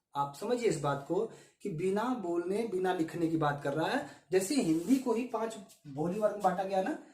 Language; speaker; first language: Hindi; native; Hindi